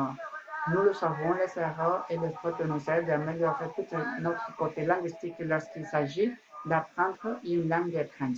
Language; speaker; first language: French; non-native, learner; Spanish